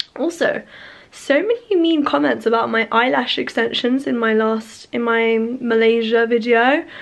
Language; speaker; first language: English; native; English